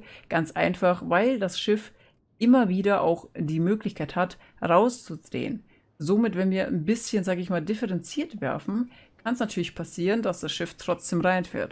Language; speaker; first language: German; native; German